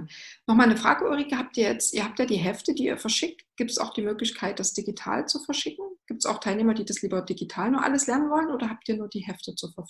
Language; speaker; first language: German; native; German